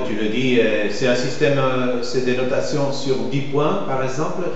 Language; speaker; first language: French; non-native, fluent; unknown